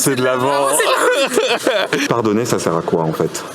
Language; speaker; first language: French; native; French